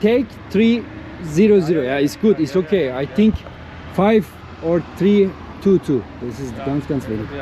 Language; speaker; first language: English; non-native, learner; Turkish